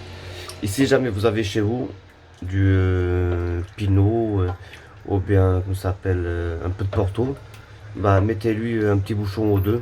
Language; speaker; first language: French; native; French